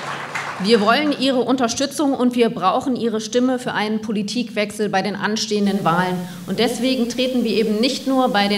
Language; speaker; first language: German; native; German